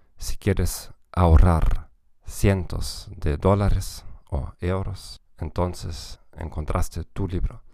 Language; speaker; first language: Spanish; non-native, fluent; German